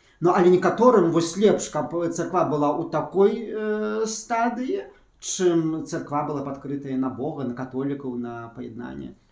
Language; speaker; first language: Belarusian; native; Belarusian